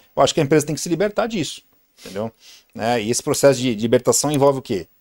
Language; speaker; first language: Portuguese; native; Portuguese